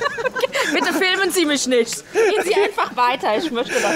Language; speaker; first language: German; native; German